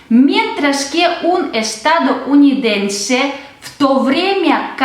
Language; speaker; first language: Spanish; non-native, fluent; Russian